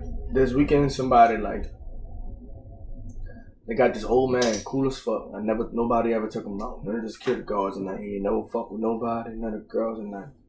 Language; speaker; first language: English; early bilingual, other home language; Spanish